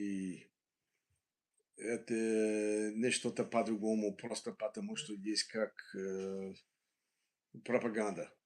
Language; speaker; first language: Russian; non-native, learner; English